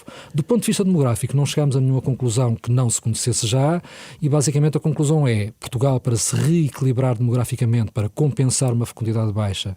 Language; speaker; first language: Portuguese; native; Portuguese